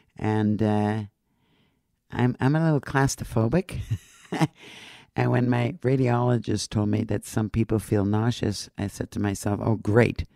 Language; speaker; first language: English; non-native, fluent; Dutch